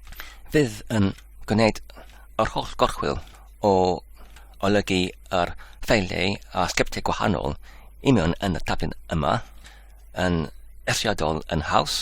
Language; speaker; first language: Welsh; non-native, learner; English